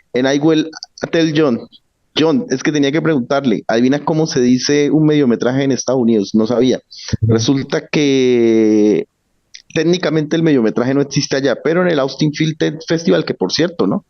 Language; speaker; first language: Spanish; native; Spanish